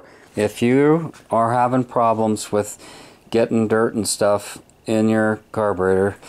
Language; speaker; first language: English; native; English